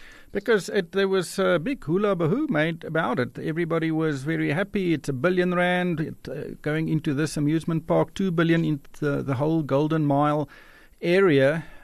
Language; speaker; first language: English; non-native, local second language; Afrikaans